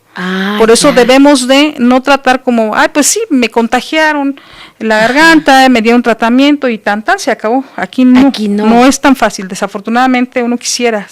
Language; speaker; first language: Spanish; native; Spanish